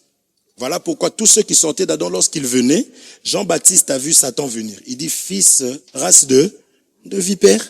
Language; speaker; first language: French; non-native, local second language; Lingala